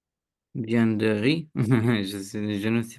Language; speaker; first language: French; non-native, learner; Romanian